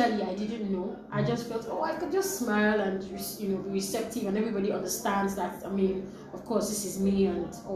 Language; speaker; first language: English; non-native, local second language; Yoruba